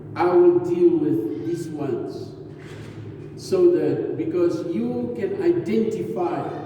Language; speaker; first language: English; non-native, local second language; Afrikaans